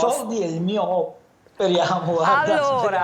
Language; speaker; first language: Italian; native; Italian